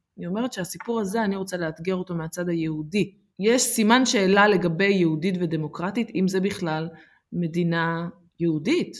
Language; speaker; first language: Hebrew; early bilingual, other home language; Amharic